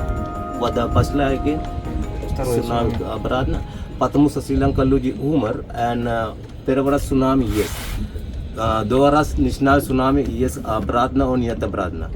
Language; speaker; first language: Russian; non-native, learner; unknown